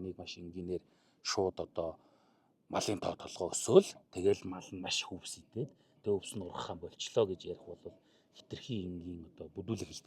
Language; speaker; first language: Mongolian; native; Mongolian